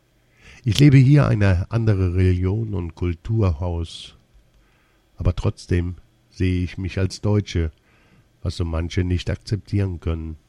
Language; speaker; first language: German; early bilingual, other home language; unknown